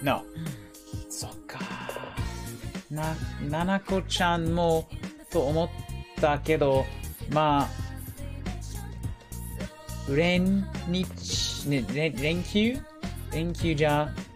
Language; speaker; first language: Japanese; non-native, learner; English